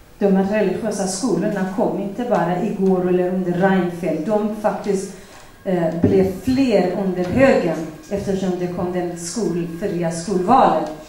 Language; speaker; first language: Swedish; non-native, fluent; Central Kurdish